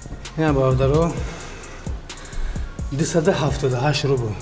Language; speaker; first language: Russian; non-native, fluent; Tajik